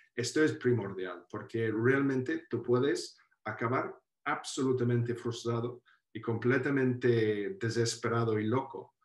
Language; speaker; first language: Spanish; non-native, fluent; Welsh